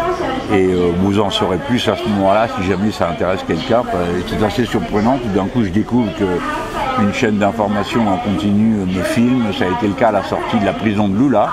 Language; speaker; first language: French; native; French